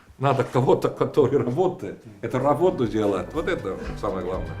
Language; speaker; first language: Russian; non-native, fluent; Estonian